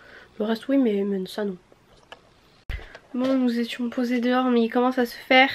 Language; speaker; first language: French; native; French